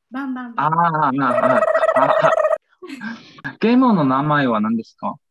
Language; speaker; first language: Japanese; non-native, learner; Korean